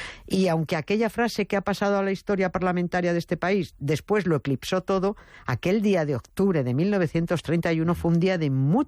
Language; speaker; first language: Spanish; native; Spanish